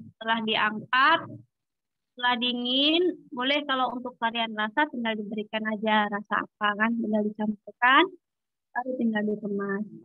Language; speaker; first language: Indonesian; native; Indonesian